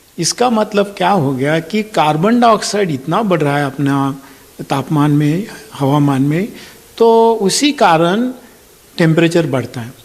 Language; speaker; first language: Hindi; non-native, local second language; Marathi